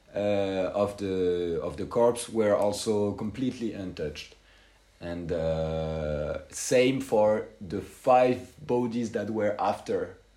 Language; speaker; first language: English; non-native, fluent; French